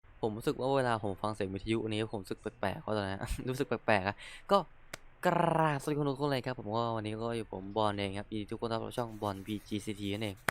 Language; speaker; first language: Thai; native; Thai